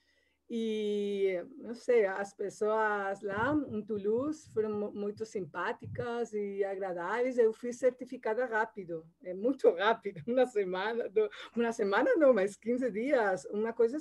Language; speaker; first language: Portuguese; non-native, learner; Spanish